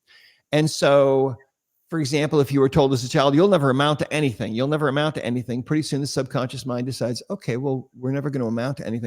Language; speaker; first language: English; native; English